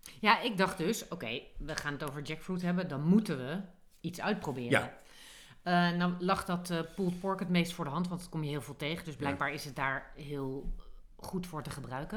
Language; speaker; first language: Dutch; native; Dutch